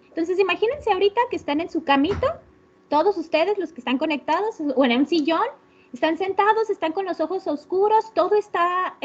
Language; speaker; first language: Spanish; native; Spanish